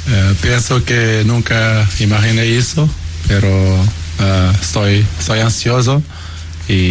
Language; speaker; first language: Spanish; non-native, fluent; Portuguese